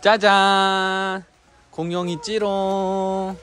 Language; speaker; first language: Korean; native; Korean